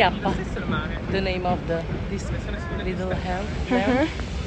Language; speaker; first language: English; non-native, learner; Turkish